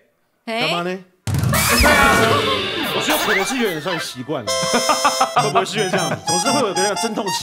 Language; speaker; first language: Chinese; native; Chinese